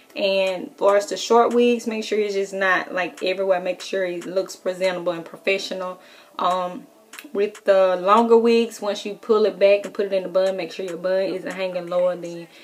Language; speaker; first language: English; native; English